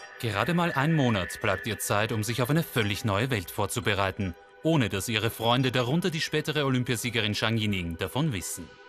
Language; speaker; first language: German; native; German